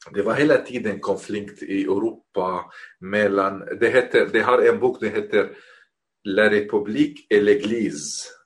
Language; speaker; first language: Swedish; non-native, fluent; Arabic